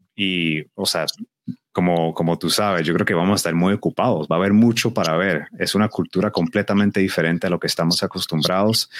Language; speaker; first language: Spanish; native; Spanish